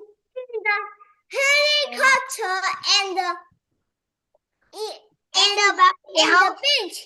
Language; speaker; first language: English; non-native, learner; Vietnamese